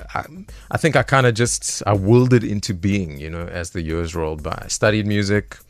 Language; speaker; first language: English; native; English